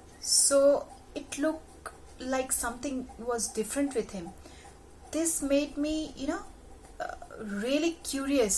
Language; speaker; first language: English; non-native, local second language; Hindi